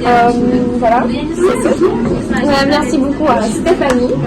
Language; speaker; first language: French; non-native, fluent; Russian